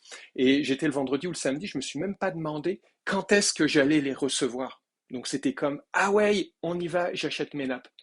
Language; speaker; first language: French; native; French